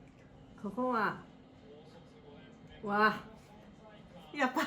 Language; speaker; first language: Japanese; non-native, learner; English